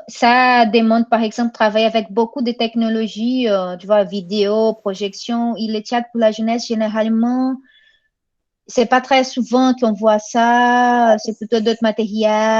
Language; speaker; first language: French; non-native, fluent; Portuguese